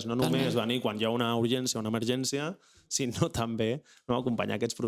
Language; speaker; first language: Catalan; native; Catalan